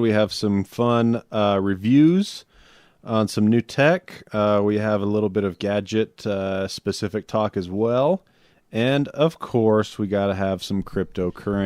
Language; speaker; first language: English; native; English